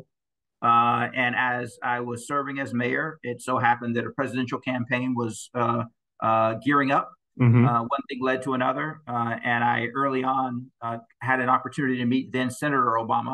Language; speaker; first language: English; native; English